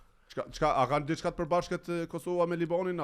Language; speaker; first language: Albanian; native; Albanian